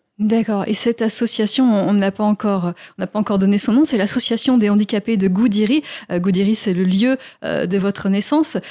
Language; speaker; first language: French; native; French